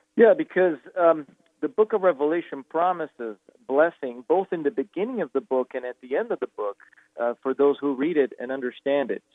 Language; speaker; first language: English; non-native, fluent; Portuguese